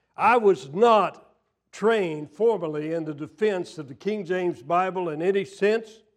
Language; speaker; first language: English; native; English